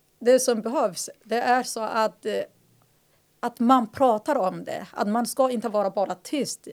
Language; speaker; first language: Swedish; non-native, fluent; Somali